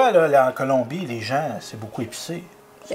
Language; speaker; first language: French; native; French